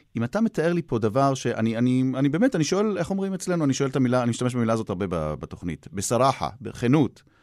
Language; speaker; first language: Hebrew; native; Hebrew